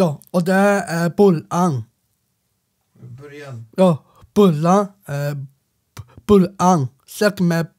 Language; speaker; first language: Swedish; non-native, learner; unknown